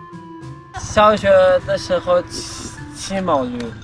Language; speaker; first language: Chinese; non-native, local second language; Uyghur